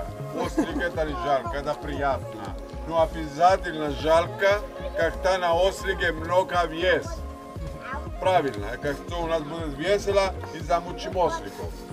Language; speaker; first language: Russian; non-native, learner; Greek